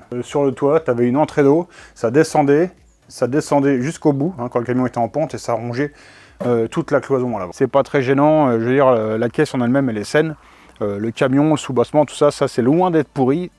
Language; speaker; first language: French; native; French